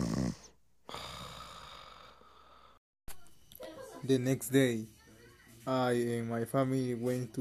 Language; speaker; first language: English; non-native, learner; Spanish